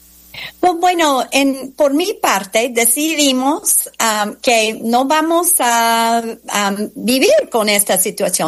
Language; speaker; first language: Spanish; non-native, fluent; English